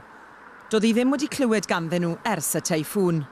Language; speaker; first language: Welsh; native; Welsh